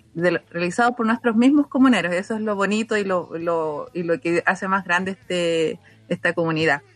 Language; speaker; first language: Spanish; non-native, local second language; Aymara